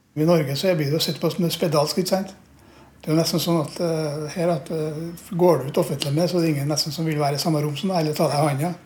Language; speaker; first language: Norwegian; native; Norwegian